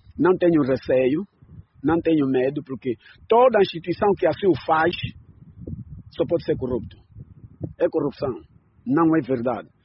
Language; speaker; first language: Portuguese; native; Portuguese